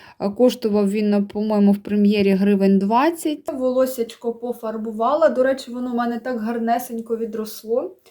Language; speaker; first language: Ukrainian; native; Ukrainian